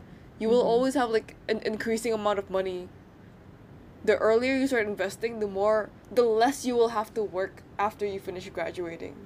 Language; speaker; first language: English; non-native, fluent; Indonesian